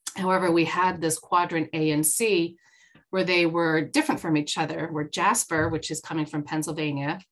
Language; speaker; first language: English; native; English